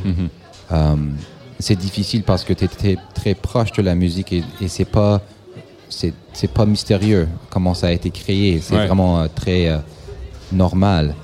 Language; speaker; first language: French; non-native, local second language; English